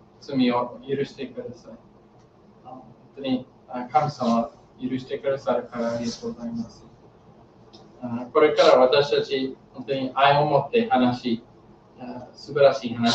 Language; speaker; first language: Japanese; non-native, learner; English